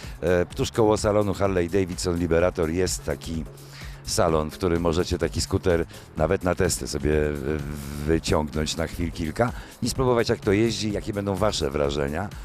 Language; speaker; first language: Polish; native; Polish